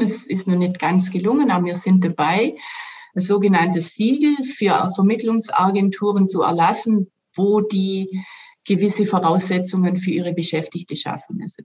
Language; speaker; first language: German; native; German